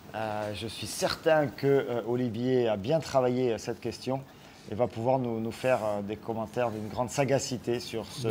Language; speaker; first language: French; native; French